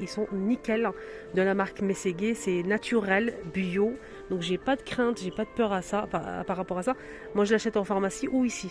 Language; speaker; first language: French; native; French